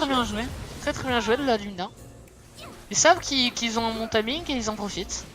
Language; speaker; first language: French; native; French